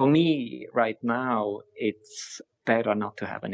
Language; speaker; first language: English; non-native, fluent; Swiss German